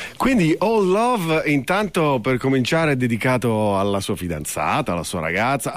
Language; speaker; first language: Italian; native; Italian